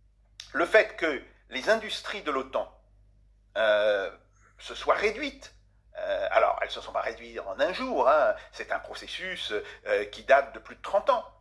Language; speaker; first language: French; native; French